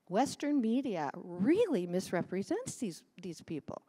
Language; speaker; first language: English; native; English